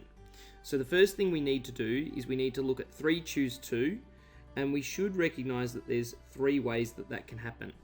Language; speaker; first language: English; native; English